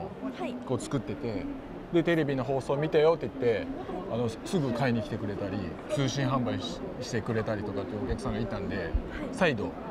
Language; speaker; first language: Japanese; native; Japanese